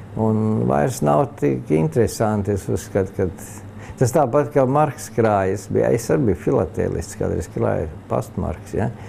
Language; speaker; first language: Latvian; native; Latvian